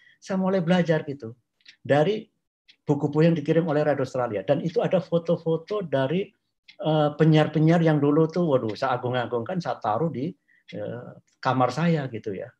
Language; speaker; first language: Indonesian; non-native, local second language; Javanese